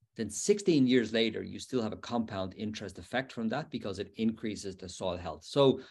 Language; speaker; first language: English; native; English